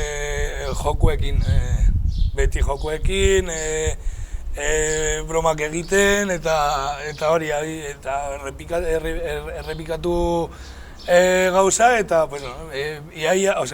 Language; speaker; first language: Basque; non-native, local second language; Spanish